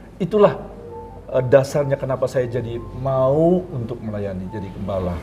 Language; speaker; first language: Indonesian; native; Indonesian